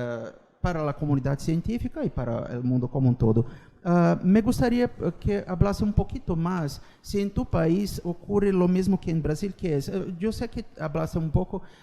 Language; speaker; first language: Spanish; non-native, fluent; Portuguese